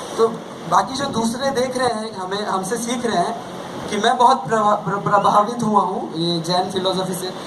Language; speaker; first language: Hindi; non-native, local second language; Bangla